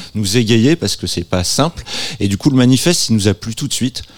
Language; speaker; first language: French; native; French